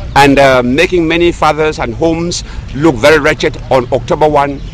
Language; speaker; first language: English; native; English